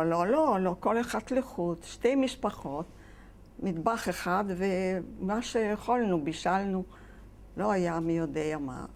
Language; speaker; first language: Hebrew; non-native, fluent; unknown